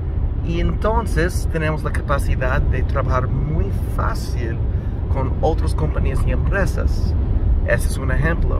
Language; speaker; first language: Spanish; early bilingual, heritage; English